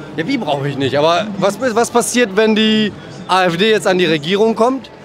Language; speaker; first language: German; native; German